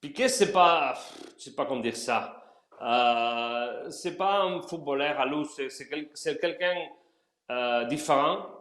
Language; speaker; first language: French; non-native, fluent; Spanish